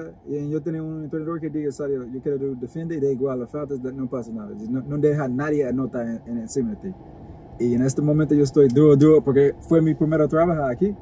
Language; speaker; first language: Spanish; non-native, learner; English